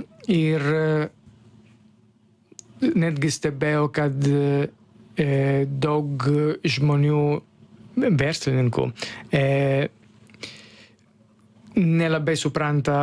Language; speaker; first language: Lithuanian; non-native, fluent; Italian